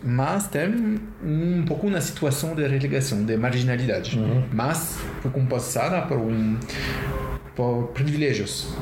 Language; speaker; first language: Portuguese; non-native, learner; French